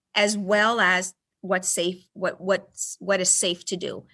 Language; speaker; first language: English; early bilingual, other home language; Spanish